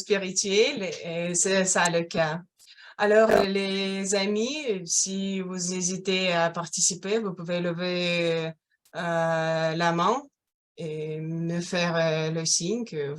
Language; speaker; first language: French; non-native, fluent; Russian